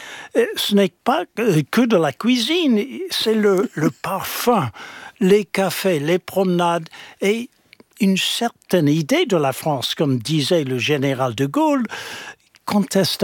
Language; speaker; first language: French; non-native, fluent; English